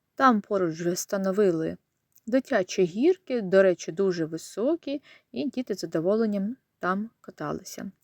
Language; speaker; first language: Ukrainian; native; Ukrainian